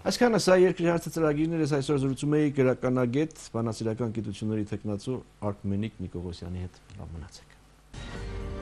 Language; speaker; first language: Armenian; native; Armenian